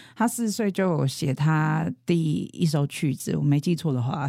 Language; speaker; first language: Chinese; non-native, local second language; Hakka Chinese